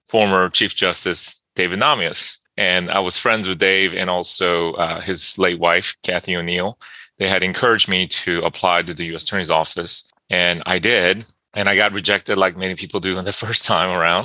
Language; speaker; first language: English; early bilingual, other home language; Korean